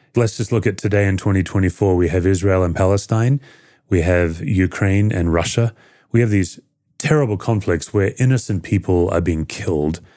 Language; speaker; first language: English; native; English